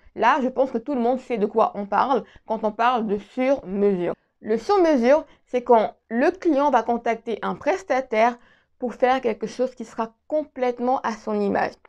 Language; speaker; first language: French; native; French